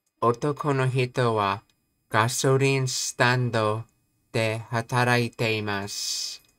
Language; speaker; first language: Japanese; non-native, learner; English